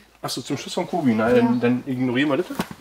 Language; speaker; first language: German; native; German